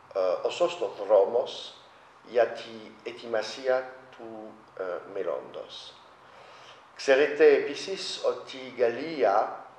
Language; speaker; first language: Greek; non-native, fluent; French